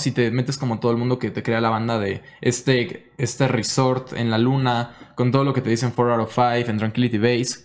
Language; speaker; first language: Spanish; native; Spanish